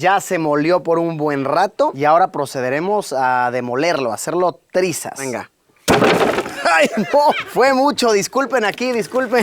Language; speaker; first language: Spanish; native; Spanish